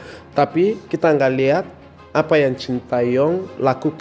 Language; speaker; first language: Indonesian; non-native, fluent; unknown